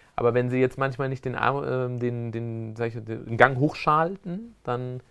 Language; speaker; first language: German; early bilingual, other home language; Spanish